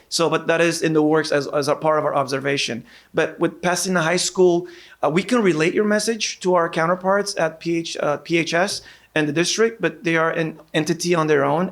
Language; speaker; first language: English; native; English